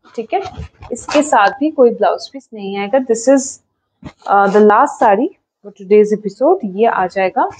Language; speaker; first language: Hindi; non-native, local second language; Bangla